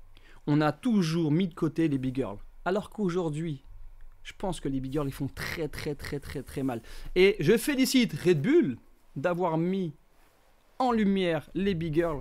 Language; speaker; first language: French; native; French